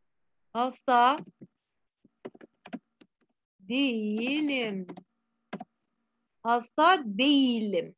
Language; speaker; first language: Turkish; non-native, fluent; Arabic